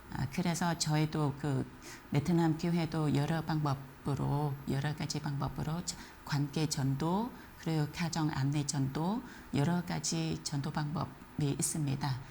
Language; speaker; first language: Korean; non-native, fluent; Vietnamese